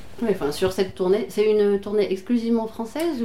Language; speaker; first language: French; native; French